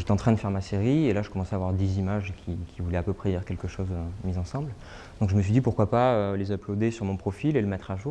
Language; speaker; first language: French; native; French